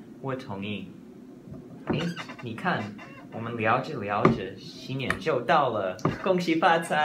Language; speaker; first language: Chinese; non-native, learner; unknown